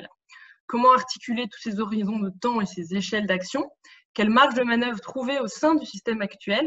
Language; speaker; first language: French; native; French